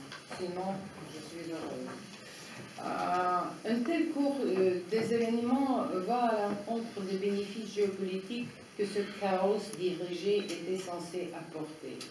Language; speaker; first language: French; non-native, fluent; Russian